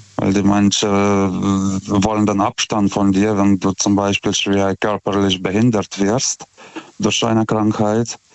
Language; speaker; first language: German; non-native, fluent; Lithuanian